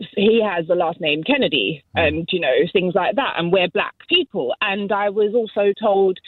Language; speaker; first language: English; native; English